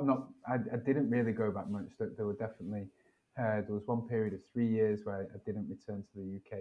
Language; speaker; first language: English; native; English